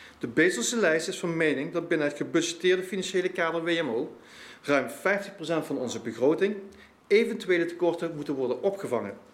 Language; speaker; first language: Dutch; native; Dutch